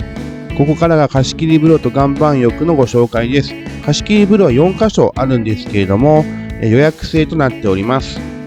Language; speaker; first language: Japanese; native; Japanese